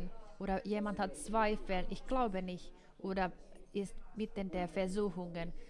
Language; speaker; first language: German; non-native, fluent; Finnish